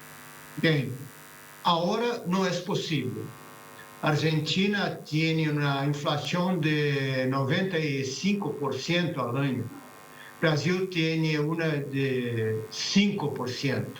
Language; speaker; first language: Spanish; non-native, fluent; Portuguese